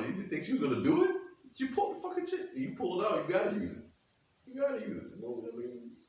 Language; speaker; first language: English; native; English